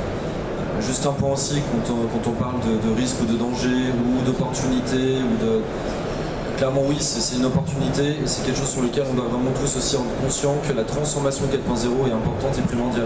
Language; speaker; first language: French; native; French